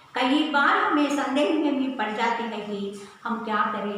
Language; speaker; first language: Hindi; non-native, local second language; Telugu